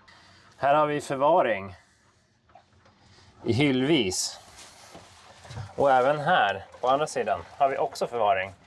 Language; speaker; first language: Swedish; native; Swedish